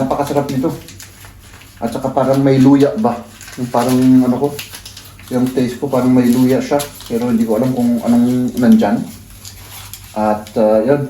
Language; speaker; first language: Filipino; native; Filipino